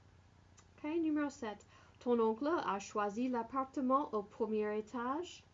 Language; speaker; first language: French; non-native, fluent; English